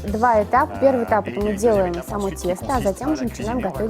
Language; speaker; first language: Russian; native; Russian